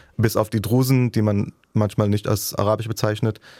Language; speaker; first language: German; non-native, fluent; Hebrew